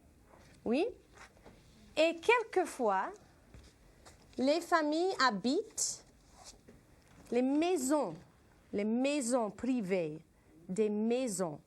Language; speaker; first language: French; non-native, fluent; English